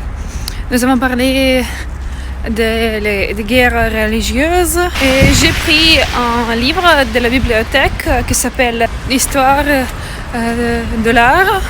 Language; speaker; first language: French; non-native, learner; Russian